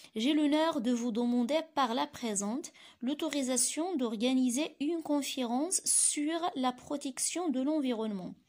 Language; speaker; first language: French; non-native, local second language; Arabic